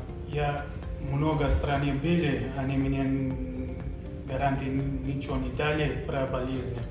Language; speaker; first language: Russian; non-native, learner; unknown